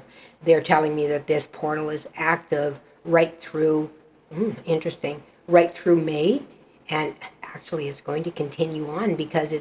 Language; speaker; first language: English; native; English